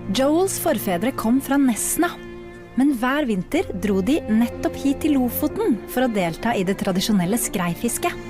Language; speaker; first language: Norwegian; native; Norwegian